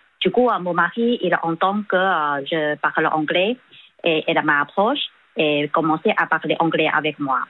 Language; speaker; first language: French; non-native, fluent; Chinese